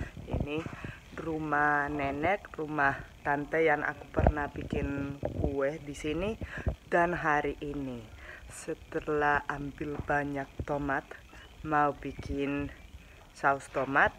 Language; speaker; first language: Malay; non-native, fluent; Spanish